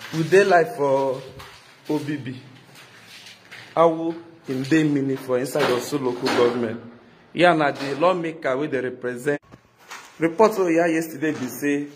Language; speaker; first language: Nigerian Pidgin; non-native, local second language; Igbo